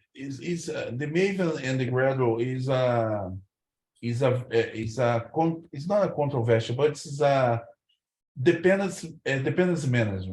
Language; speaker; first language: English; non-native, learner; Portuguese